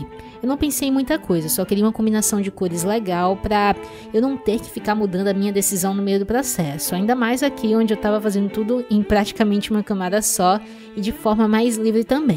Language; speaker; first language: Portuguese; native; Portuguese